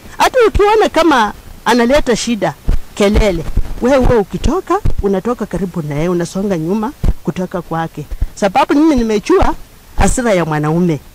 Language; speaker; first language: Swahili; non-native, local second language; Luyia